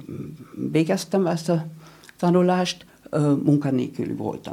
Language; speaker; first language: Hungarian; non-native, learner; German